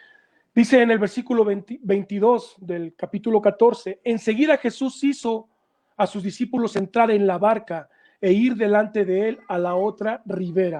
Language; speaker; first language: Spanish; native; Spanish